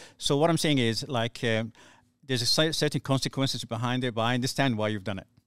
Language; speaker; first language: English; non-native, fluent; Somali